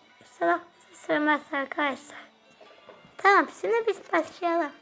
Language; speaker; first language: Turkish; early bilingual, heritage; Turkish